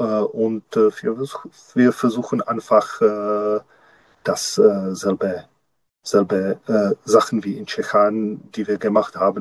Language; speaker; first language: German; non-native, learner; Czech